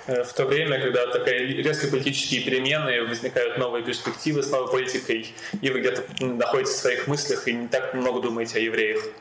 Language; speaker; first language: Russian; native; Russian